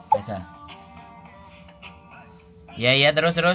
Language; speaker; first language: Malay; non-native, local second language; Javanese